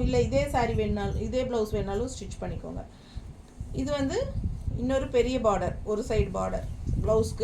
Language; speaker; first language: Tamil; native; Tamil